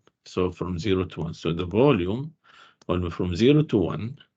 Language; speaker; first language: English; non-native, fluent; Arabic